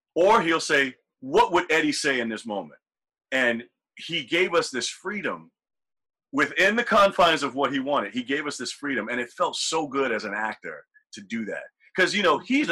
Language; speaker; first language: English; native; English